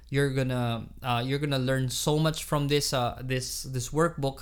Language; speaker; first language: English; non-native, local second language; Hiligaynon